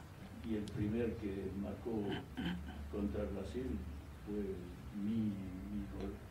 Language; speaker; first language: Spanish; non-native, fluent; French